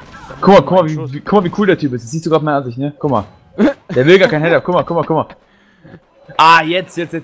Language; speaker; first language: German; native; German